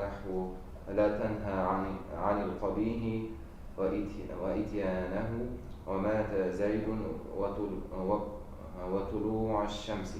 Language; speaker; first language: Arabic; non-native, learner; Uzbek